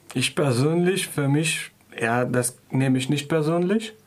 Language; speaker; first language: German; non-native, fluent; Persian